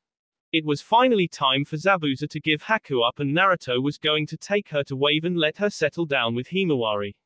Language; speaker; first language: English; native; English